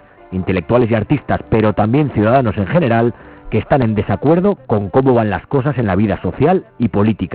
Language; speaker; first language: Spanish; native; Spanish